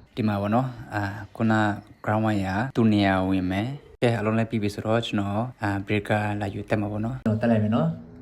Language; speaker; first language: Burmese; native; Burmese